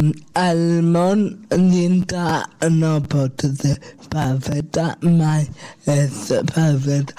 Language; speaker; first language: Catalan; non-native, local second language; Spanish